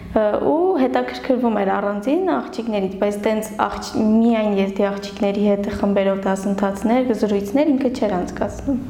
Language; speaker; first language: Armenian; non-native, local second language; Kurdish